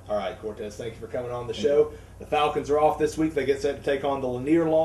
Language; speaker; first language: English; native; English